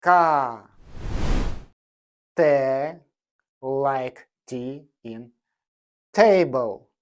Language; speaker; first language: English; non-native, fluent; Russian